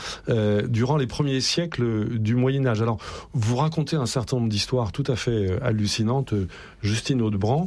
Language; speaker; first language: French; native; French